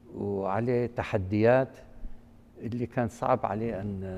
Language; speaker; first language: Arabic; native; Arabic